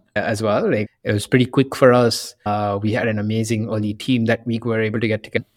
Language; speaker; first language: English; non-native, local second language; Tamil